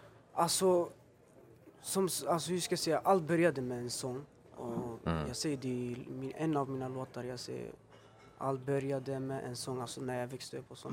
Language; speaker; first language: Swedish; early bilingual, other home language; Albanian